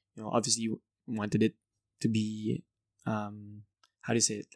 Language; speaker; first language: English; non-native, local second language; Filipino